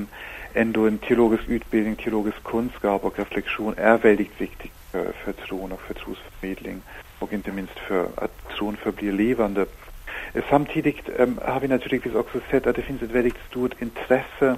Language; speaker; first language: Swedish; non-native, fluent; German